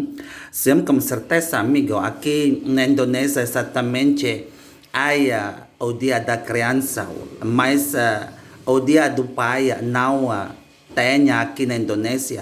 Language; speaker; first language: Portuguese; non-native, learner; Indonesian